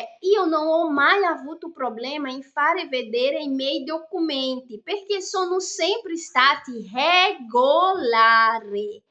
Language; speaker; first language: Italian; non-native, fluent; Portuguese